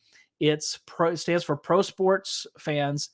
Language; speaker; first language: English; native; English